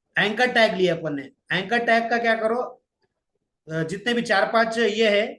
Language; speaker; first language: Hindi; non-native, local second language; Marathi